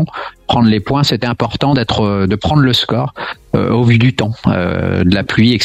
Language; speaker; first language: French; native; French